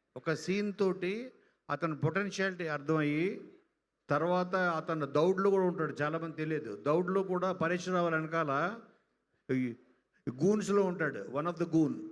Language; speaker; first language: Telugu; native; Telugu